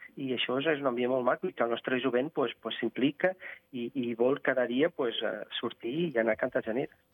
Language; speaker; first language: Catalan; non-native, fluent; Portuguese